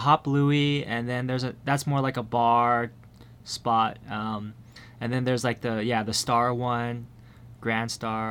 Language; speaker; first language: English; early bilingual, other home language; Min Nan Chinese